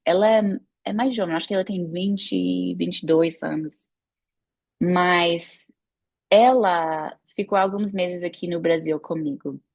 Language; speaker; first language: Portuguese; non-native, fluent; English